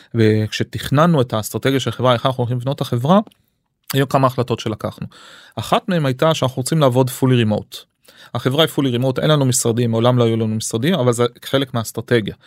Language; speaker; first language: Hebrew; early bilingual, other home language; English